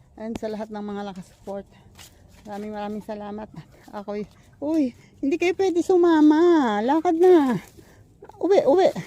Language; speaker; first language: Filipino; native; Filipino